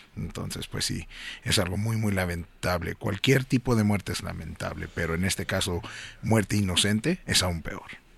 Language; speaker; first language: Spanish; native; Spanish